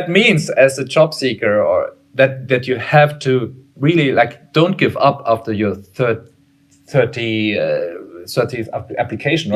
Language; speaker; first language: English; non-native, fluent; German